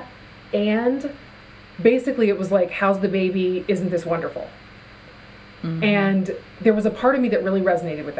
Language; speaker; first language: English; native; English